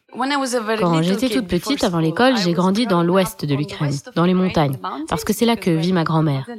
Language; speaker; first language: French; non-native, fluent; Ukrainian